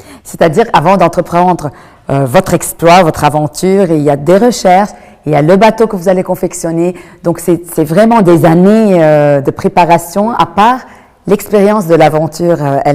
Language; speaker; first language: French; non-native, local second language; Arabic